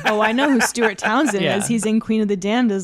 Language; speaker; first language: English; native; English